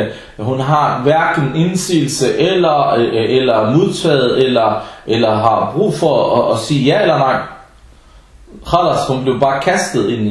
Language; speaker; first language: Danish; non-native, fluent; Arabic